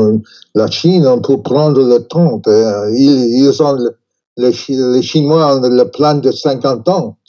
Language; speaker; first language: French; non-native, learner; English